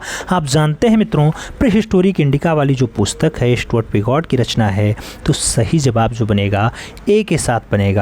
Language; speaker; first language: Hindi; native; Hindi